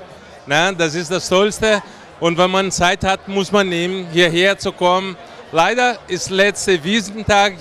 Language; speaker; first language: German; non-native, fluent; Portuguese